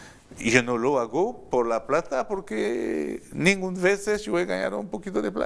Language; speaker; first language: Spanish; non-native, learner; French